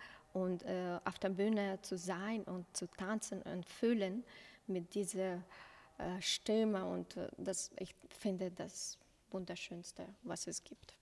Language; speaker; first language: German; non-native, learner; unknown